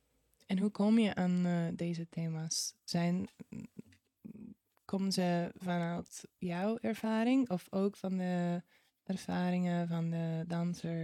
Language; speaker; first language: Dutch; non-native, fluent; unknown